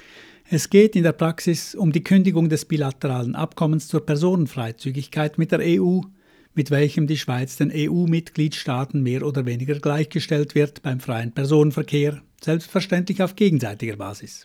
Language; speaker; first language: German; native; German